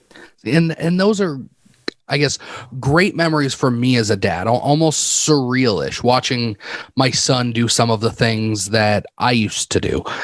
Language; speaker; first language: English; native; English